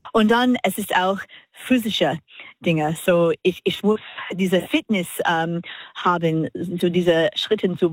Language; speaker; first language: German; non-native, learner; English